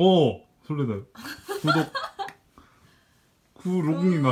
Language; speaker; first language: Japanese; non-native, learner; Korean